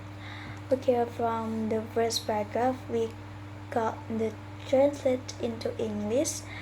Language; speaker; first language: English; non-native, learner; Indonesian